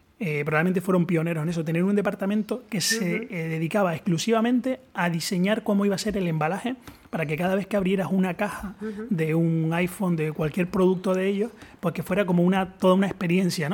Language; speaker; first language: Spanish; native; Spanish